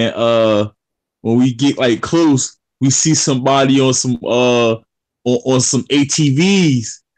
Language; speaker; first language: English; native; English